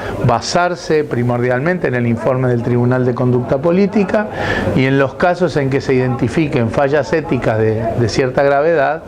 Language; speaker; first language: Spanish; native; Spanish